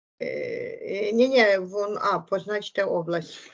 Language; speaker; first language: Ukrainian; native; Ukrainian